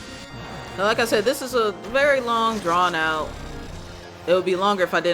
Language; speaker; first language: English; native; English